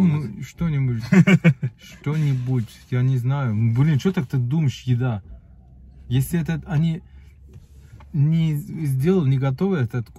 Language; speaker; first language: Russian; non-native, learner; Turkish